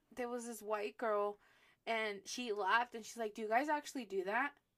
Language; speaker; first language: English; early bilingual, other home language; Spanish